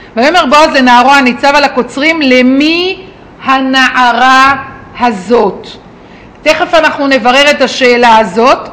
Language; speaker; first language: Hebrew; native; Hebrew